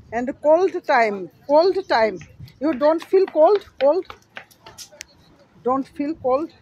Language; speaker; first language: English; non-native, learner; Bangla